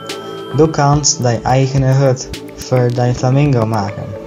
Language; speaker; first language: German; non-native, learner; Dutch